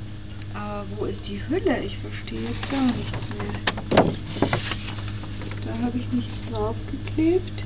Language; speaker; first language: German; native; German